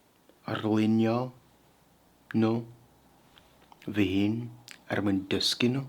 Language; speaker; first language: Welsh; non-native, fluent; English